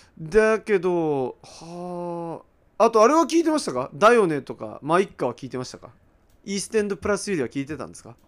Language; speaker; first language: Japanese; native; Japanese